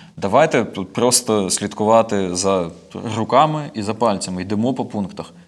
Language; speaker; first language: Ukrainian; non-native, local second language; Russian